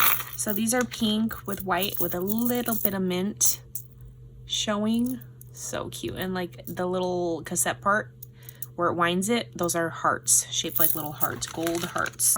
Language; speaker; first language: English; native; English